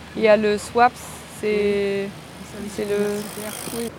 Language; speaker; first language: French; non-native, fluent; German